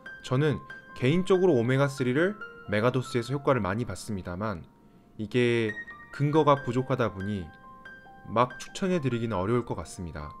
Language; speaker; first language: Korean; native; Korean